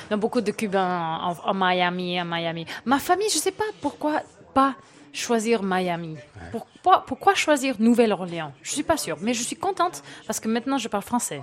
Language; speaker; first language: French; non-native, fluent; Spanish